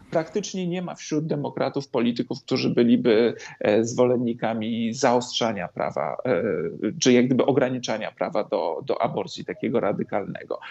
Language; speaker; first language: Polish; native; Polish